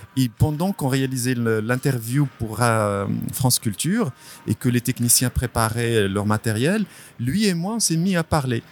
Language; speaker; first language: French; non-native, local second language; Arabic